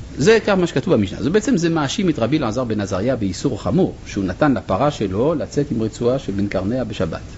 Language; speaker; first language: Hebrew; non-native, fluent; French